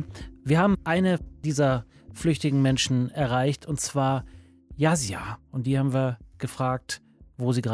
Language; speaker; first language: German; native; German